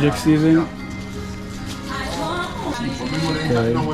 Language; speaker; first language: English; native; English